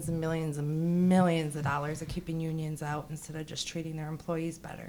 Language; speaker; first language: English; native; English